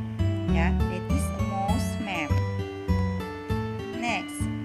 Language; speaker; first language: English; non-native, learner; Indonesian